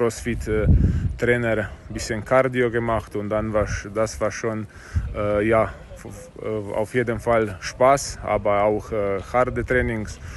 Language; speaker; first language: German; non-native, learner; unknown